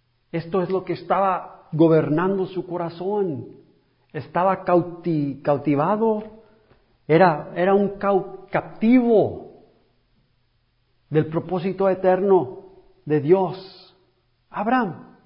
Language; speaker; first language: Spanish; non-native, fluent; English